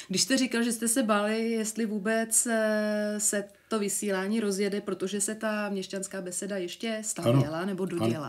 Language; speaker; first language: Czech; native; Czech